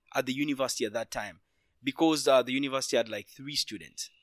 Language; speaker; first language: English; non-native, local second language; Ganda